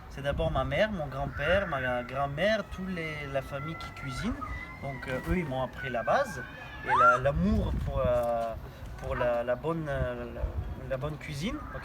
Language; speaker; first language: French; non-native, fluent; Bulgarian